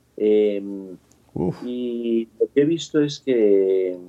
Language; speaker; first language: Spanish; native; Spanish